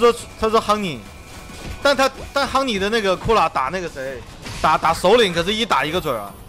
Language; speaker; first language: Chinese; native; Chinese